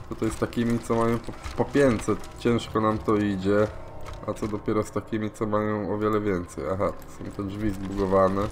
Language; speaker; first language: Polish; native; Polish